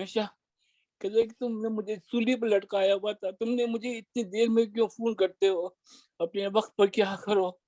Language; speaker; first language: Urdu; native; Urdu